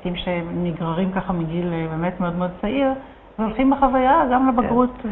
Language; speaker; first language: Hebrew; native; Hebrew